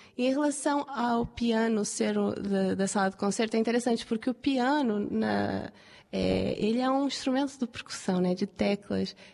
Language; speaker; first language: Portuguese; native; Portuguese